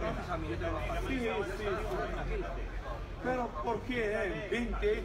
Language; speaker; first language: Spanish; non-native, learner; Arabic